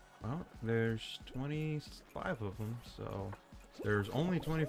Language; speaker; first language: English; native; English